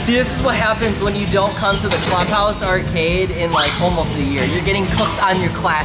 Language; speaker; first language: English; native; English